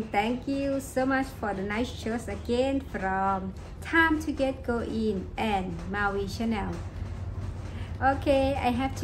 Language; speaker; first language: English; non-native, learner; Thai